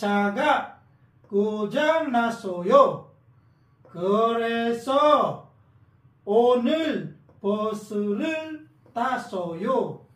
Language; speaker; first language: Korean; non-native, fluent; Filipino